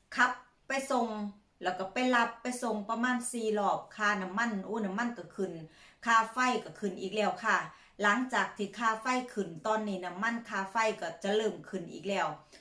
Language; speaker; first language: Thai; native; Thai